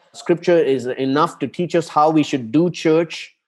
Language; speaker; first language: English; non-native, local second language; Tamil